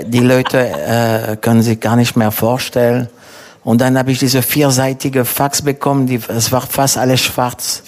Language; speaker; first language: German; non-native, fluent; French